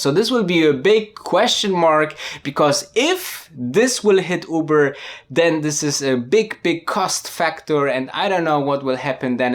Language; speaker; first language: English; non-native, fluent; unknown